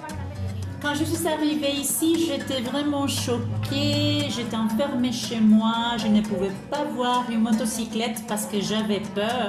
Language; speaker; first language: French; non-native, fluent; Spanish